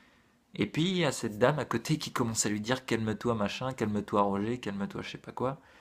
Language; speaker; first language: French; native; French